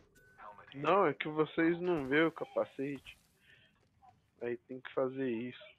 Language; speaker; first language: Portuguese; native; Portuguese